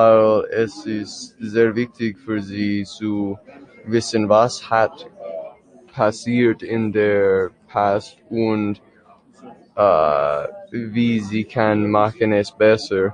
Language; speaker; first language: German; non-native, learner; English